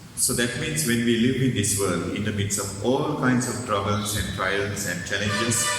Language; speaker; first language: English; non-native, local second language; Sinhala